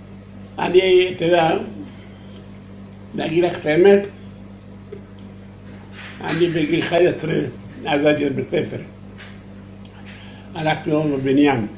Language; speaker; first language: Hebrew; non-native, learner; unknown